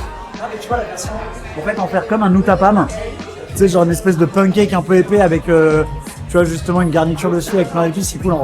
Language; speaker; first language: French; native; French